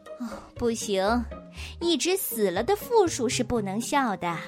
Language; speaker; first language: Chinese; native; Chinese